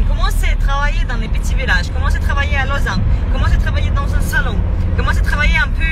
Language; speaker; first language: French; non-native, fluent; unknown